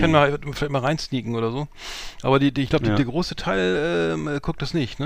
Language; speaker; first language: German; native; German